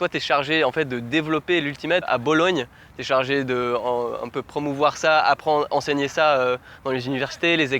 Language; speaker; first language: French; native; French